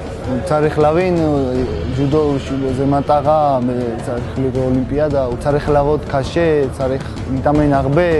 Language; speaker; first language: Hebrew; non-native, learner; Georgian